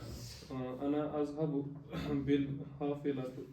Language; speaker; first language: Arabic; non-native, learner; Urdu